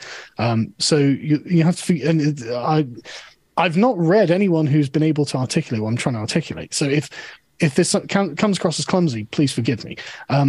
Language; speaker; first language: English; native; English